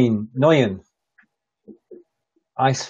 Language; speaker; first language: German; non-native, learner; English